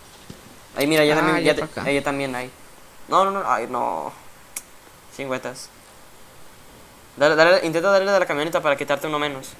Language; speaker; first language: Spanish; native; Spanish